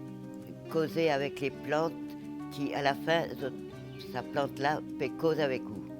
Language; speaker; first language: French; non-native, local second language; Morisyen